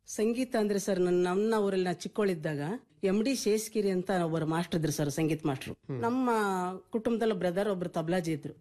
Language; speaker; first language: Kannada; native; Kannada